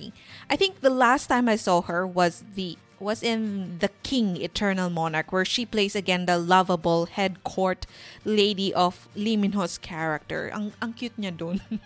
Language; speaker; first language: English; non-native, local second language; Bikol